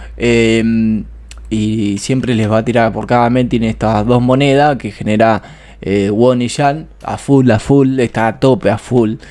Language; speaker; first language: Spanish; native; Spanish